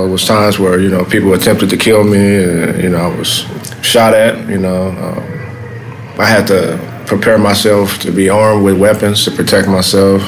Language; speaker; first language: English; native; English